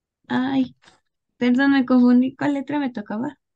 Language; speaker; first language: Spanish; native; Spanish